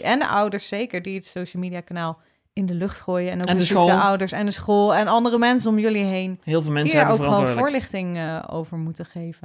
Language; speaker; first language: Dutch; native; Dutch